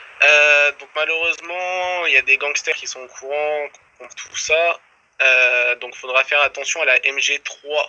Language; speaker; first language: French; native; French